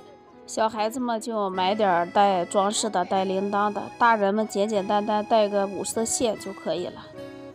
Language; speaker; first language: Chinese; native; Chinese